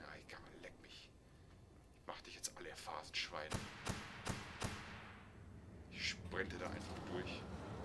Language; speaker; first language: German; native; German